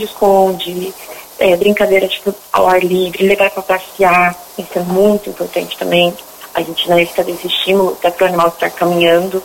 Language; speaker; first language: Portuguese; native; Portuguese